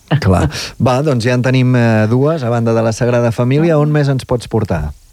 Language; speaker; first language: Catalan; native; Catalan